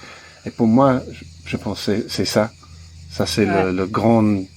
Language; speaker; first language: French; non-native, learner; English